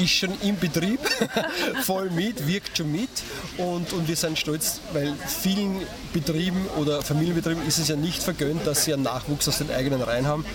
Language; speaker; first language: German; native; German